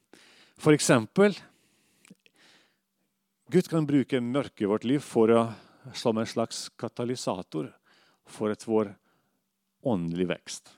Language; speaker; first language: Norwegian; non-native, fluent; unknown